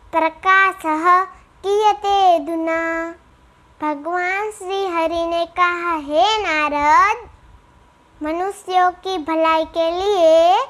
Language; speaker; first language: Hindi; non-native, local second language; Gujarati